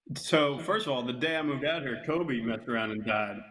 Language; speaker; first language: English; native; English